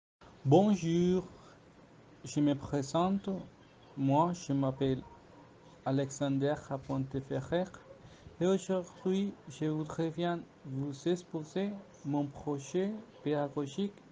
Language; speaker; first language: French; non-native, fluent; Spanish